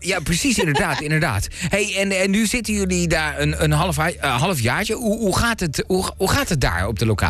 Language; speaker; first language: Dutch; native; Dutch